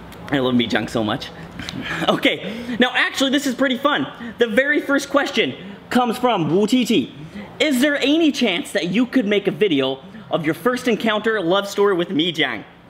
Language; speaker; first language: English; native; English